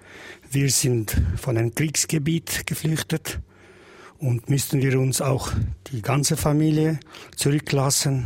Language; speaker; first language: German; non-native, learner; Albanian